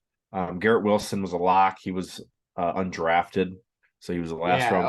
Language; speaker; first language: English; native; English